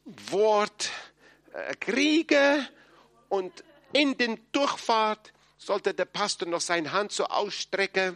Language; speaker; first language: German; non-native, fluent; English